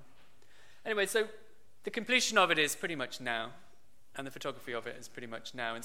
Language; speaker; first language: English; native; English